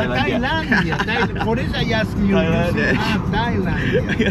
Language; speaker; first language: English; non-native, fluent; Spanish